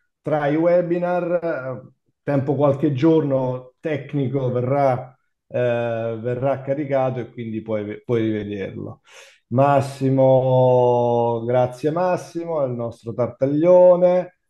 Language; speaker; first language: Italian; native; Italian